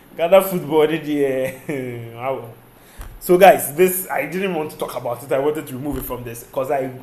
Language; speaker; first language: English; non-native, local second language; Akan